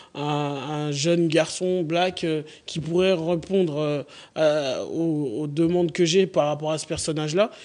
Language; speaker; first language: French; native; French